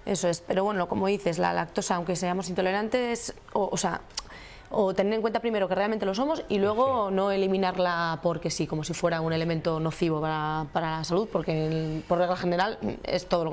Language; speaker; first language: Spanish; native; Spanish